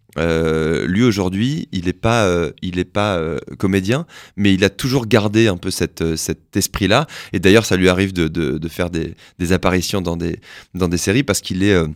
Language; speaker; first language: French; native; French